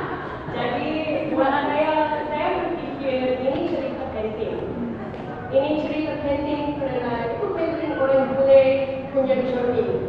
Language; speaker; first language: Indonesian; non-native, fluent; English